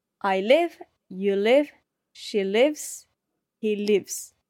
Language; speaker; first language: English; non-native, fluent; Spanish